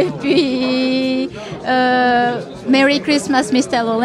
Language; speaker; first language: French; non-native, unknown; Japanese